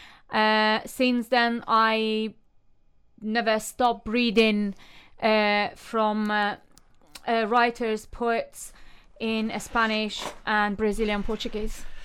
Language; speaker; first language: English; non-native, fluent; Persian